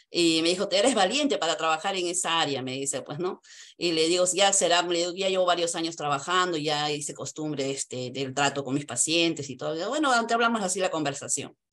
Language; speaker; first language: Spanish; native; Spanish